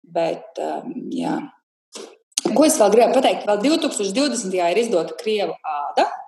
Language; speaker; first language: Latvian; native; Latvian